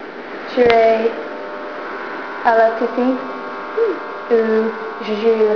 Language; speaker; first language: French; non-native, learner; English